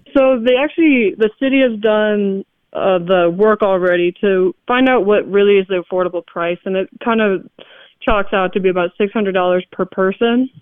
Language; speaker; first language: English; native; English